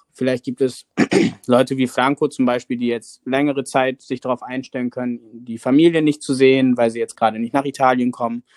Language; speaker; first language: German; native; German